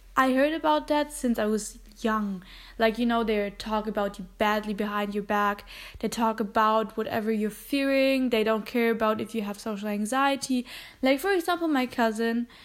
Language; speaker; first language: English; non-native, fluent; German